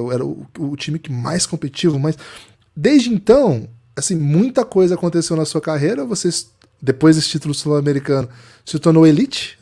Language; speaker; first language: Portuguese; native; Portuguese